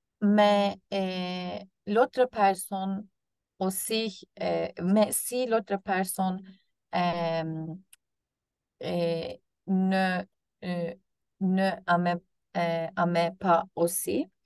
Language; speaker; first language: French; non-native, learner; Turkish